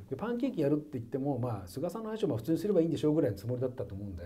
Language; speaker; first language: Japanese; native; Japanese